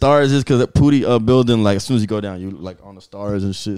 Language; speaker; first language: English; native; English